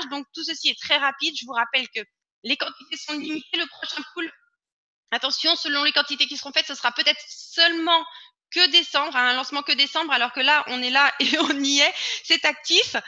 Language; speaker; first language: French; native; French